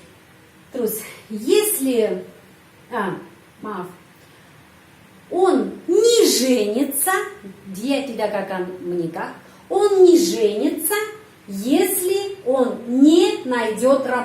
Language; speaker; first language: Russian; non-native, fluent; Indonesian